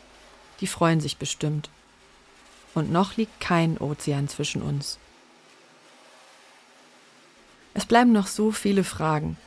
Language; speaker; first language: German; native; German